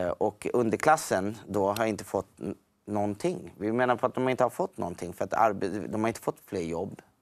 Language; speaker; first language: Swedish; native; Swedish